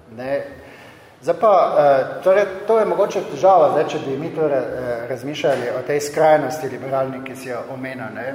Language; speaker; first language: Slovenian; native; Slovenian